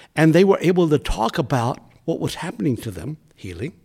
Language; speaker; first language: English; native; English